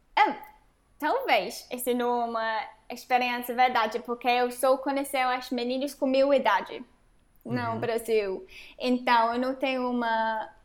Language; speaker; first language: Portuguese; non-native, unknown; English